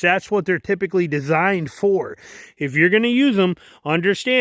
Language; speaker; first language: English; native; English